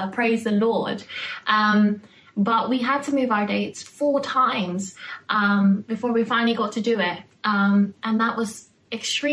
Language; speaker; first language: English; early bilingual, other home language; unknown